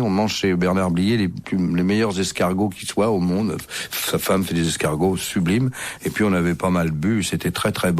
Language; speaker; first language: French; native; French